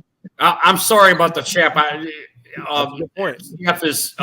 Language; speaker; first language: English; native; English